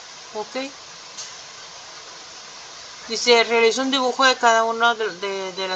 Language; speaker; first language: Spanish; native; Spanish